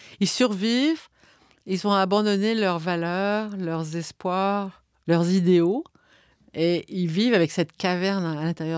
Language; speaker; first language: French; native; French